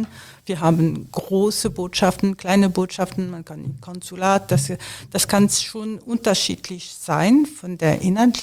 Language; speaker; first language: German; non-native, fluent; French